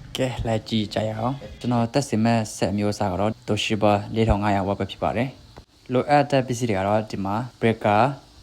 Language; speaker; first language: Burmese; native; Burmese